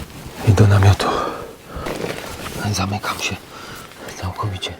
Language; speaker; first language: Polish; native; Polish